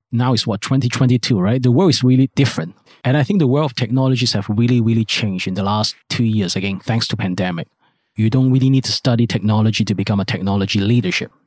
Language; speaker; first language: English; non-native, local second language; Cantonese